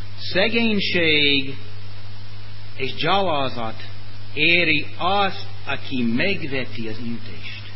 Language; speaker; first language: Hungarian; non-native, fluent; English